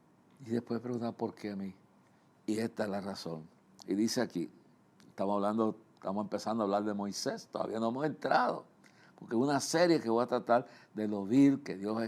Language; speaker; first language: Spanish; native; Spanish